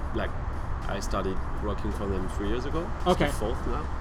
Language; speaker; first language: English; non-native, fluent; French